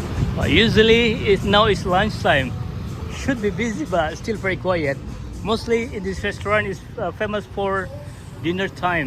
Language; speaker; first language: English; non-native, learner; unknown